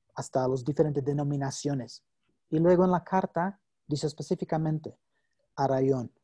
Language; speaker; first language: Spanish; non-native, fluent; English